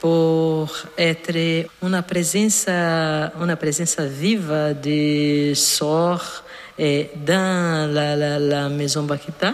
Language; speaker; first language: French; non-native, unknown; Portuguese